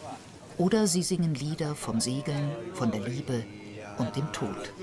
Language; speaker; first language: German; native; German